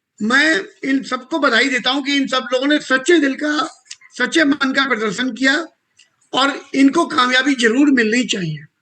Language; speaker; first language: Hindi; native; Hindi